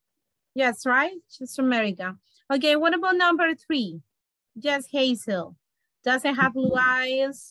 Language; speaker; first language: English; non-native, learner; Spanish